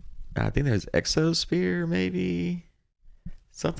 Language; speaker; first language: English; native; English